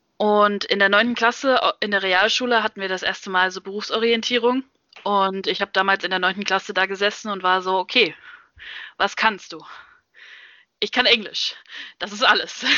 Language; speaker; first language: German; native; German